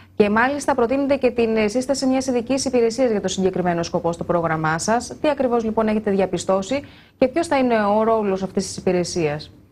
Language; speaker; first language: Greek; native; Greek